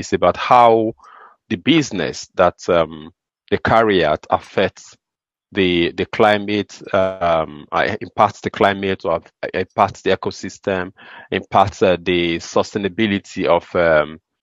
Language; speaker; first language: English; non-native, local second language; Igbo